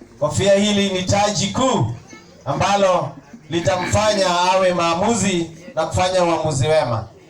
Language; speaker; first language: Swahili; non-native, local second language; Luo (Kenya and Tanzania)